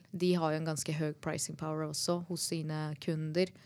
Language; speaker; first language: Norwegian; early bilingual, other home language; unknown